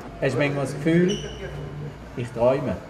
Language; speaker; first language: German; native; German